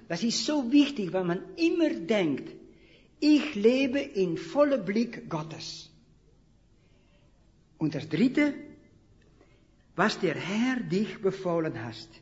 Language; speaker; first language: German; non-native, fluent; Dutch